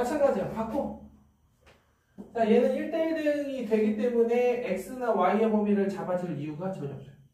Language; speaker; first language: Korean; native; Korean